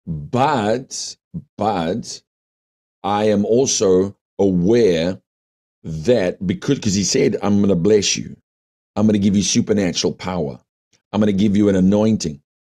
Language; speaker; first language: English; early bilingual, other home language; Afrikaans